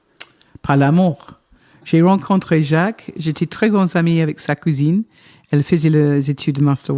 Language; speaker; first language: French; non-native, fluent; English